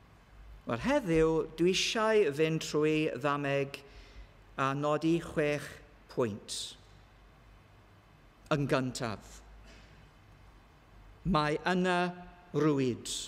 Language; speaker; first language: Welsh; non-native, learner; English